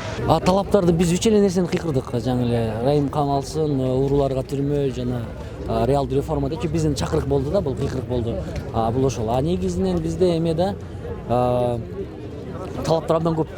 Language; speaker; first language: Kyrgyz; native; Kyrgyz